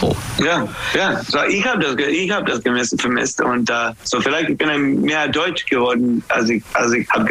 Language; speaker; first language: German; non-native, fluent; English